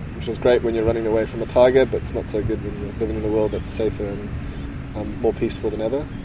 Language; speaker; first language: English; native; English